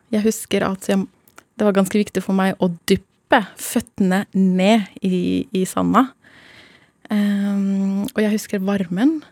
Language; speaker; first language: Norwegian; non-native, fluent; Arabic